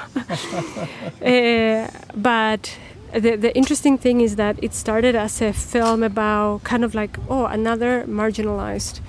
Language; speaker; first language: English; non-native, fluent; Spanish